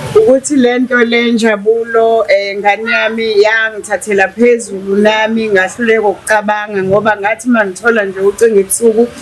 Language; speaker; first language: Zulu; native; Zulu